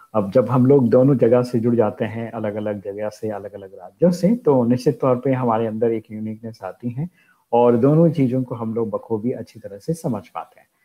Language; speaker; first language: Hindi; native; Hindi